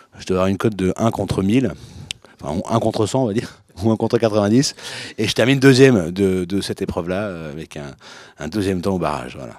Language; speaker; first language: French; native; French